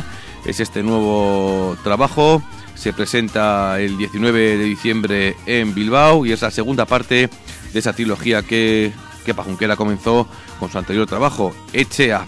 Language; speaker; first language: Spanish; native; Spanish